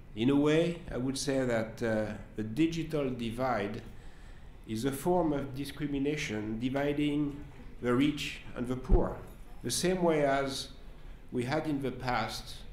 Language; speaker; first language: English; non-native, fluent; French